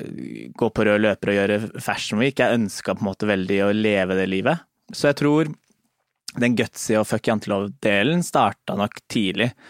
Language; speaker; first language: Norwegian; native; Norwegian